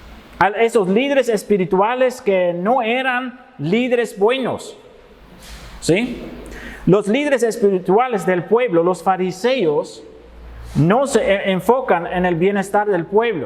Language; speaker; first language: Spanish; non-native, fluent; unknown